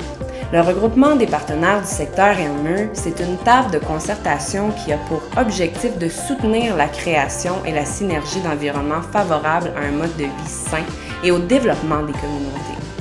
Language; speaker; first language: French; native; French